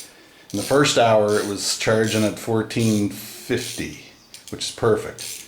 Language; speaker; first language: English; native; English